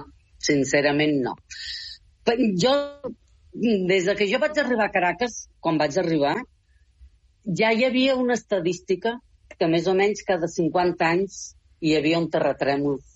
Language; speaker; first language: Catalan; native; Catalan